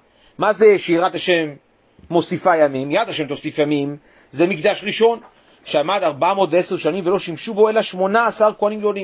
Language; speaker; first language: Hebrew; native; Hebrew